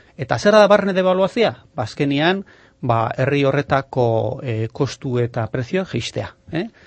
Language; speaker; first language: Basque; non-native, local second language; Spanish